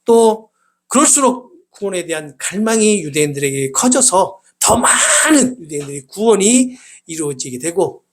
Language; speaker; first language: Korean; native; Korean